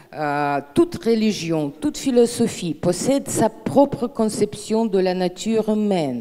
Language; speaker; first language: French; non-native, fluent; Russian